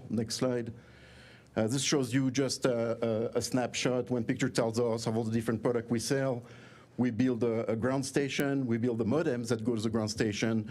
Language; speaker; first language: English; non-native, fluent; French